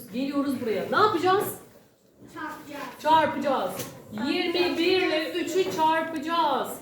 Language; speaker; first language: Turkish; native; Turkish